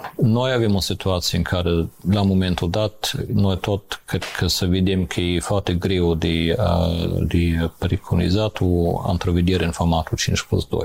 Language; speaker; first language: Romanian; non-native, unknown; German